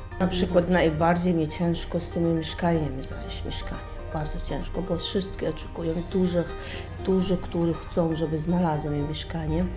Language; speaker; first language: Polish; non-native, learner; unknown